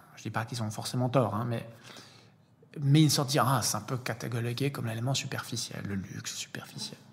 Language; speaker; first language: French; native; French